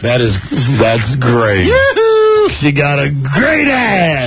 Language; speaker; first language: English; native; English